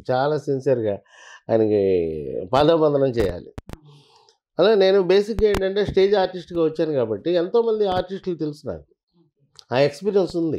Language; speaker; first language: Telugu; native; Telugu